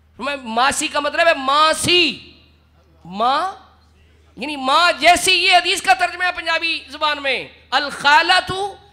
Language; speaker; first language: Urdu; non-native, local second language; Punjabi